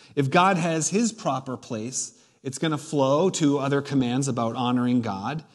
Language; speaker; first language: English; native; English